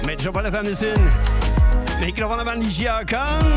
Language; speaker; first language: Turkish; early bilingual, heritage; Turkish